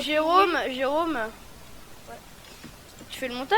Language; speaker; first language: French; native; French